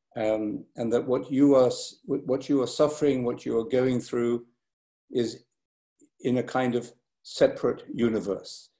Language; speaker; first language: English; native; English